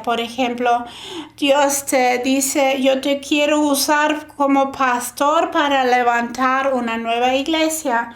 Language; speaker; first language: Spanish; non-native, fluent; German